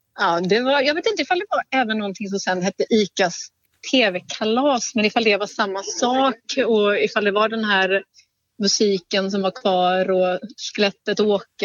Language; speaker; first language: Swedish; native; Swedish